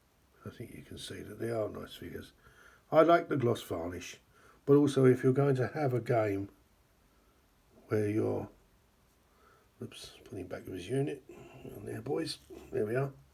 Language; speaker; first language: English; native; English